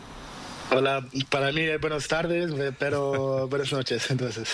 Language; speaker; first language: Spanish; non-native, learner; Portuguese